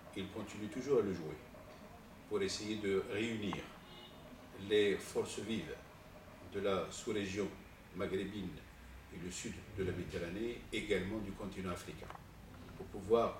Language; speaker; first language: French; non-native, local second language; Arabic